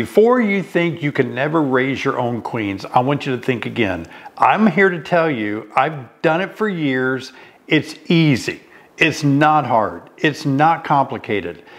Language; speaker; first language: English; native; English